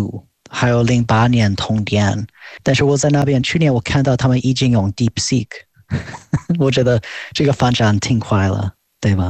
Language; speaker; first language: Chinese; non-native, fluent; English